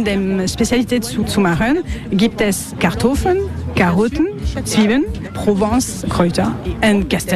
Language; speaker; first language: German; non-native, learner; French